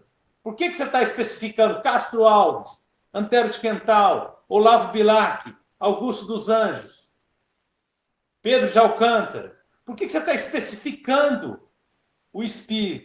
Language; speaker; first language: Portuguese; native; Portuguese